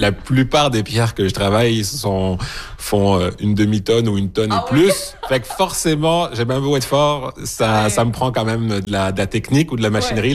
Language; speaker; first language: French; native; French